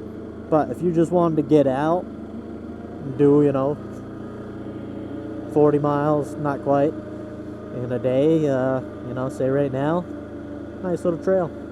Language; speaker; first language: English; native; English